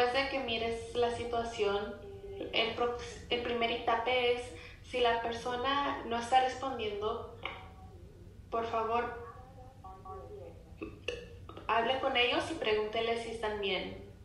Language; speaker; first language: Spanish; non-native, learner; English